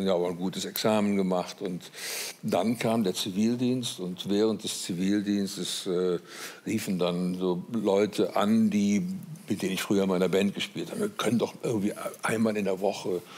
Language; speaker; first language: German; native; German